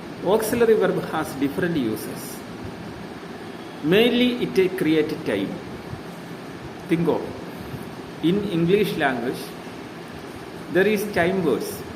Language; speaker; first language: English; non-native, local second language; Malayalam